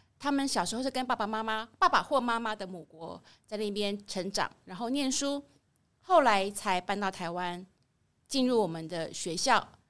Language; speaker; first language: Chinese; native; Chinese